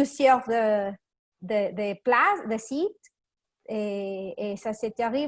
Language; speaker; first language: French; non-native, learner; Spanish